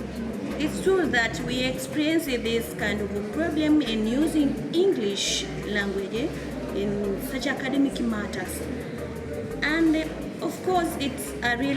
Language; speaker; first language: English; non-native, learner; Swahili